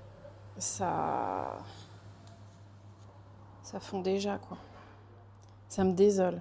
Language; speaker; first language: French; native; French